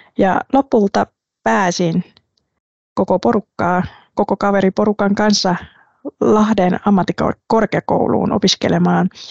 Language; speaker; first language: Finnish; non-native, fluent; Vietnamese